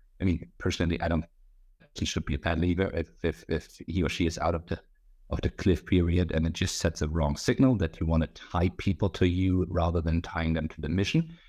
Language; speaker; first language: English; non-native, fluent; German